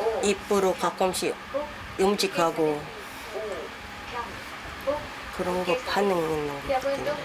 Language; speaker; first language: Korean; non-native, learner; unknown